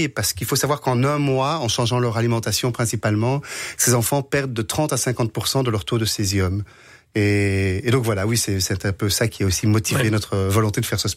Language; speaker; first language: French; native; French